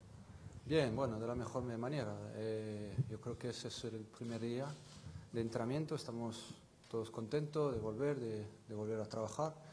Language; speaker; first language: Spanish; non-native, fluent; French